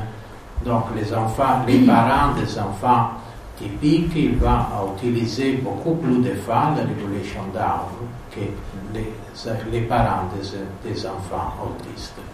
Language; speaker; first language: French; non-native, fluent; Italian